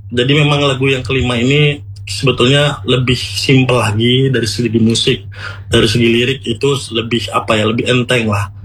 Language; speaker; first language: Indonesian; non-native, local second language; Madurese